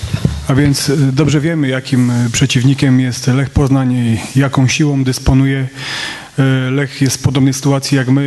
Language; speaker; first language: Polish; native; Polish